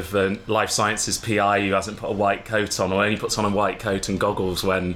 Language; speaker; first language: English; native; English